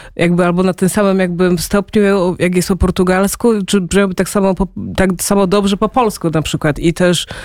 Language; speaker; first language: Polish; early bilingual, heritage; Polish